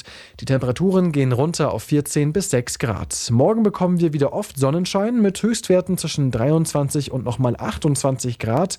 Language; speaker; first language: German; native; German